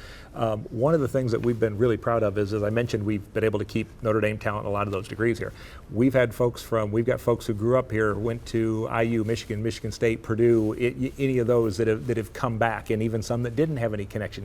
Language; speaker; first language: English; native; English